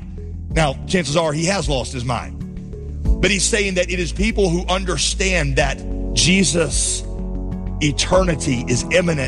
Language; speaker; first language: English; native; English